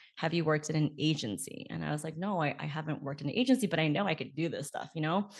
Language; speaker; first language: English; native; English